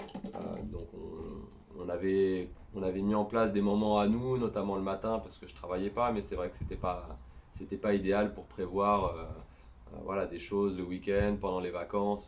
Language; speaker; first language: French; native; French